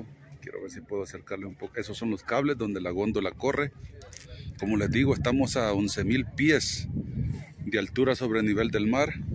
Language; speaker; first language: Spanish; native; Spanish